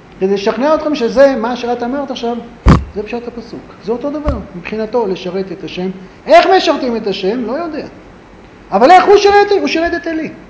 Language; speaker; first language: Hebrew; native; Hebrew